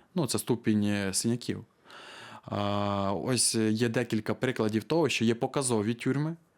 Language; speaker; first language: Ukrainian; native; Ukrainian